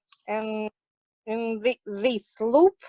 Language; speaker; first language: English; non-native, learner; Russian